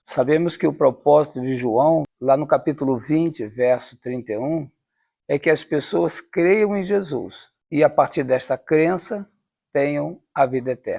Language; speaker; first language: Portuguese; native; Portuguese